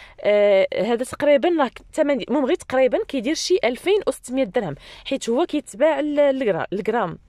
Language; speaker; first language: Arabic; native; Arabic